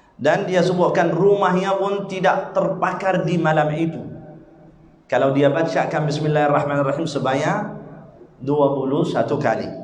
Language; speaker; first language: Malay; non-native, fluent; Arabic